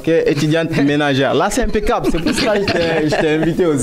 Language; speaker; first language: French; non-native, local second language; Bambara